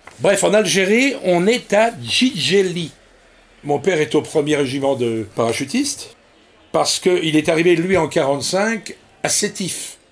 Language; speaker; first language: French; native; French